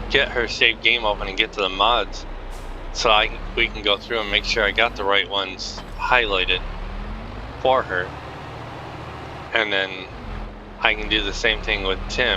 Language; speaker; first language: English; native; English